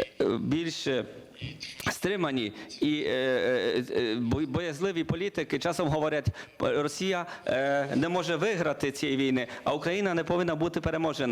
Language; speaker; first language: Ukrainian; non-native, learner; Polish